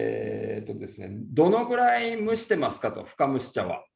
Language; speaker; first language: Japanese; native; Japanese